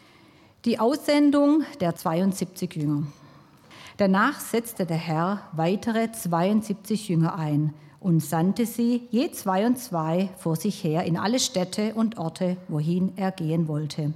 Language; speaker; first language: German; native; German